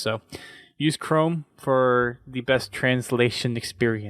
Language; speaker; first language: English; native; English